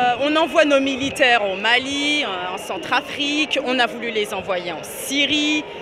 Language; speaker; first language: French; native; French